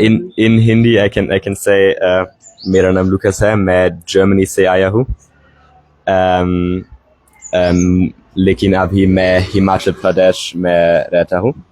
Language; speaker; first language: Hindi; non-native, learner; German